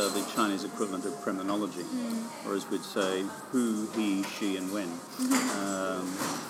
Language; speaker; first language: English; native; English